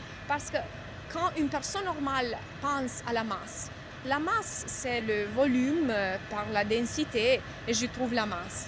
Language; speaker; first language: French; non-native, fluent; Romanian